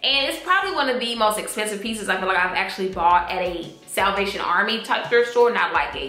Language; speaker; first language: English; native; English